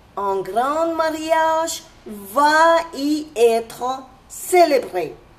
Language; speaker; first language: French; non-native, fluent; Spanish